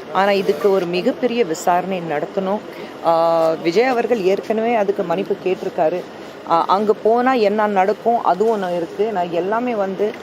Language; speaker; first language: Tamil; non-native, fluent; Hindi